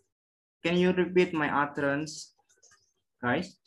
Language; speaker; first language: English; non-native, learner; Indonesian